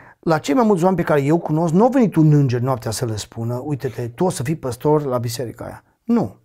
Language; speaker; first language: Romanian; native; Romanian